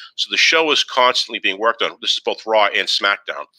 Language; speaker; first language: English; native; English